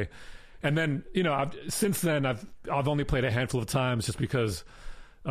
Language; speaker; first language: English; native; English